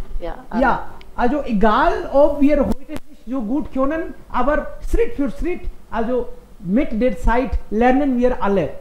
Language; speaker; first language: German; non-native, fluent; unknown